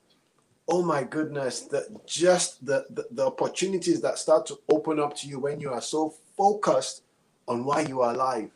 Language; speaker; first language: English; non-native, local second language; Yoruba